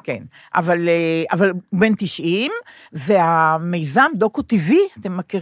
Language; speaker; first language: Hebrew; native; Hebrew